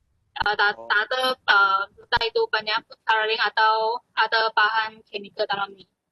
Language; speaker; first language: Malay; non-native, local second language; Chinese